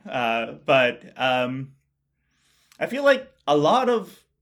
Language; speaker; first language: English; non-native, local second language; Bangla